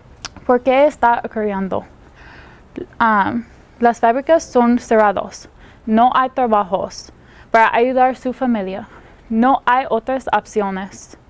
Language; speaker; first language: Spanish; non-native, learner; English